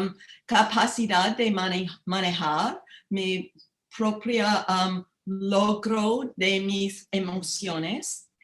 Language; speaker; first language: Spanish; non-native, learner; English